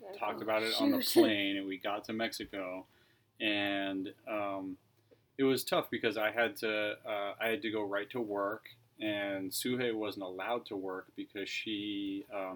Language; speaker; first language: English; native; English